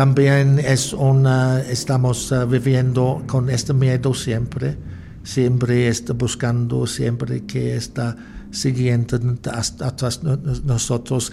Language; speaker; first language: Spanish; non-native, learner; English